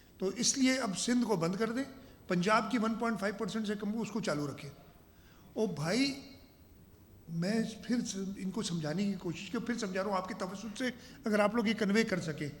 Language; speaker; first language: Urdu; non-native, local second language; Sindhi